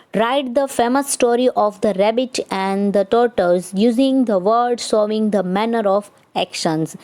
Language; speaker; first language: English; non-native, local second language; Gujarati